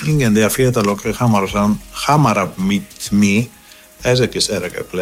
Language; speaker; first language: Hungarian; non-native, learner; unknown